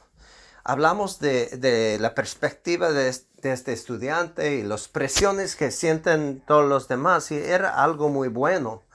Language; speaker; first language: Spanish; non-native, fluent; English